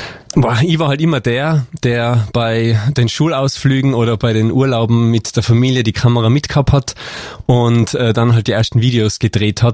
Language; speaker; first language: German; native; German